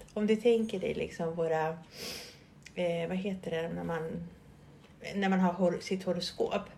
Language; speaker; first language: Swedish; early bilingual, other home language; Spanish